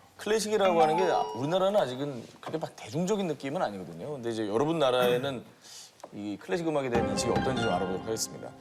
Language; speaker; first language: Korean; native; Korean